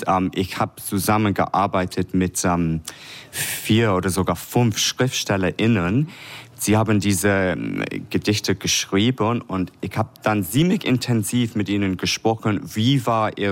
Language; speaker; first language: German; non-native, fluent; English